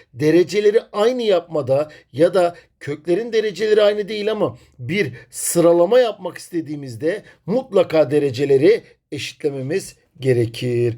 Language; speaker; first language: Turkish; native; Turkish